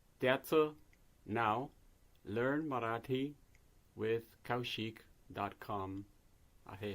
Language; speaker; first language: Marathi; non-native, learner; Spanish